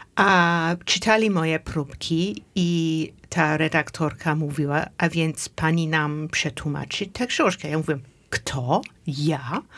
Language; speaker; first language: Polish; non-native, fluent; English